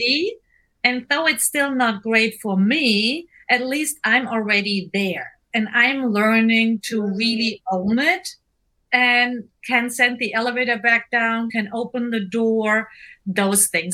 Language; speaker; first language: English; non-native, fluent; German